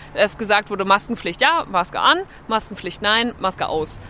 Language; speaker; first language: German; native; German